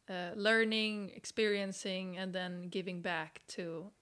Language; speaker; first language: English; non-native, fluent; Swedish